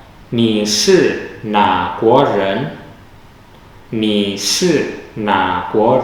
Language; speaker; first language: Chinese; non-native, fluent; Indonesian